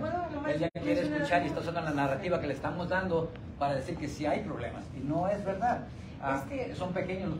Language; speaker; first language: Spanish; native; Spanish